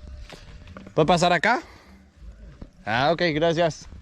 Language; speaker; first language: Spanish; non-native, learner; Danish